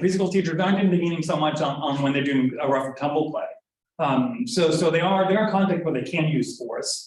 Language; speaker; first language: English; non-native, fluent; Norwegian